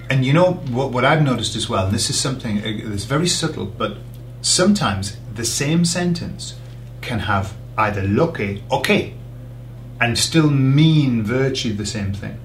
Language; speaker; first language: English; native; English